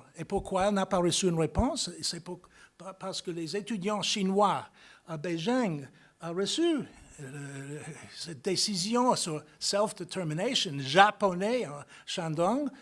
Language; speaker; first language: French; non-native, fluent; English